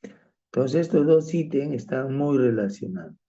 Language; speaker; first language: Spanish; native; Spanish